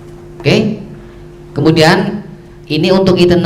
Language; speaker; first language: Indonesian; native; Indonesian